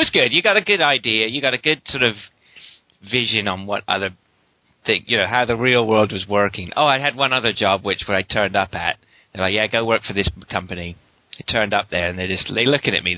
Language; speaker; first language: English; native; English